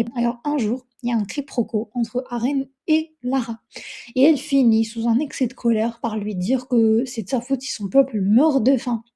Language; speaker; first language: French; native; French